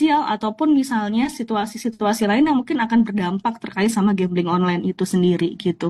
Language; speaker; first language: Indonesian; native; Indonesian